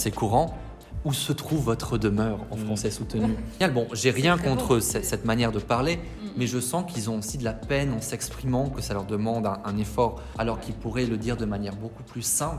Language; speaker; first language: French; native; French